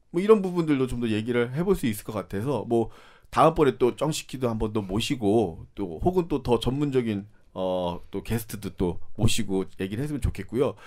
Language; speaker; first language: Korean; native; Korean